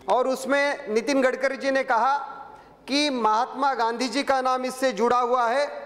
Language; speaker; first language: Hindi; non-native, local second language; Marathi